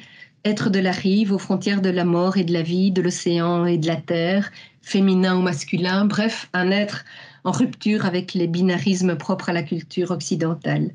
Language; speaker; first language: French; native; French